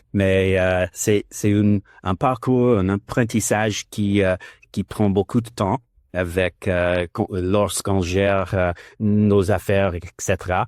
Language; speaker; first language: French; non-native, learner; English